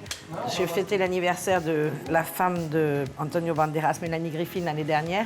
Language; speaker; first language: French; native; French